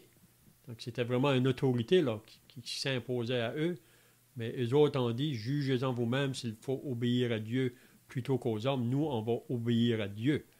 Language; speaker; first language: French; native; French